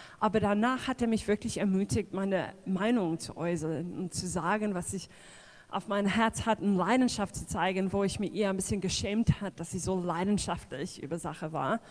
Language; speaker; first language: German; non-native, fluent; English